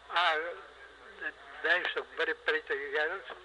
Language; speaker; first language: English; non-native, fluent; Spanish